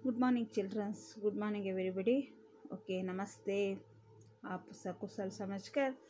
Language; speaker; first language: Hindi; non-native, local second language; Kannada